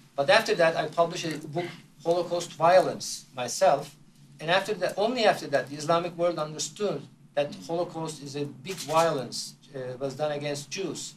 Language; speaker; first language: English; non-native, fluent; Turkish